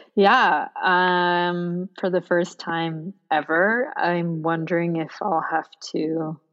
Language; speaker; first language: English; non-native, local second language; Cantonese